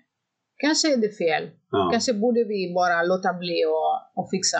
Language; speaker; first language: Swedish; non-native, fluent; Greek